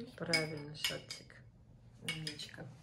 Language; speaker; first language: Russian; native; Russian